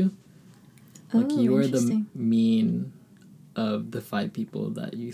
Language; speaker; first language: English; early bilingual, other home language; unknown